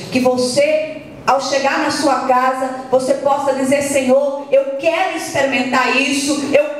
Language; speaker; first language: Portuguese; native; Portuguese